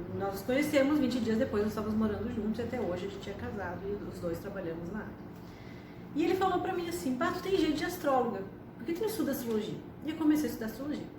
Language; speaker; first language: Portuguese; early bilingual, other home language; Spanish